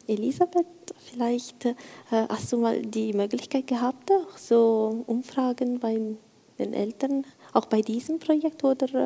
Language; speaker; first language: German; non-native, fluent; Italian